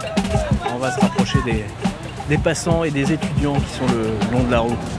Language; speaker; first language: French; native; French